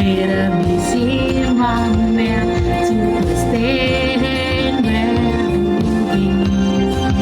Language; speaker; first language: German; non-native, learner; Indonesian